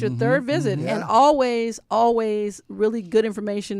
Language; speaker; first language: English; native; English